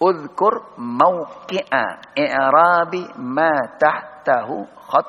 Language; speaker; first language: Arabic; non-native, fluent; Indonesian